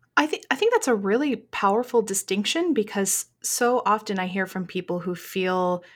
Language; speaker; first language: English; native; English